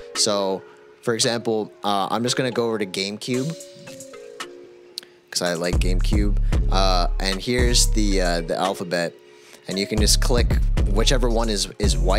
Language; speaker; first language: English; native; English